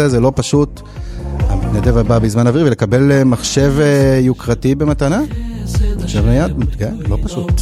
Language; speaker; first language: Hebrew; native; Hebrew